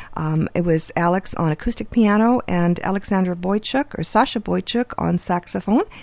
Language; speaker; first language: English; early bilingual, other home language; Ukrainian